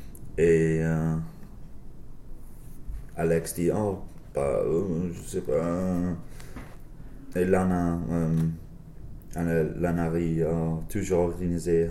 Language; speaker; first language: French; non-native, learner; English